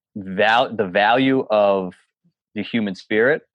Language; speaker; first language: English; native; English